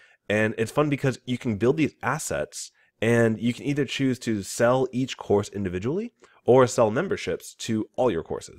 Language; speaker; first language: English; native; English